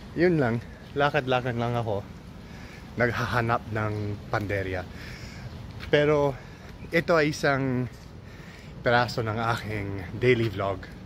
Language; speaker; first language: Filipino; non-native, fluent; English